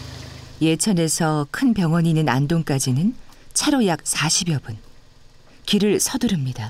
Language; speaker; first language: Korean; native; Korean